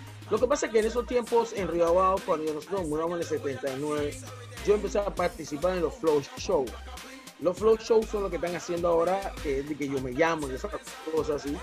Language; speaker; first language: Spanish; non-native, local second language; English